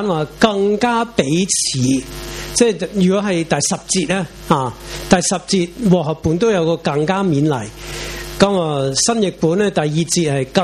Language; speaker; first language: Chinese; non-native, local second language; Cantonese